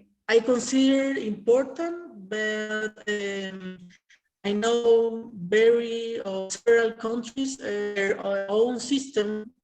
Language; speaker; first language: English; non-native, learner; Spanish